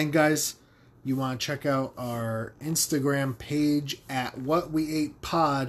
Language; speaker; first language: English; native; English